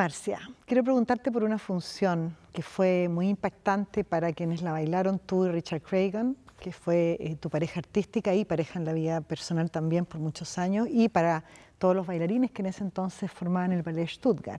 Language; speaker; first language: Spanish; native; Spanish